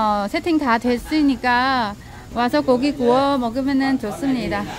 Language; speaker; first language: Korean; non-native, learner; Vietnamese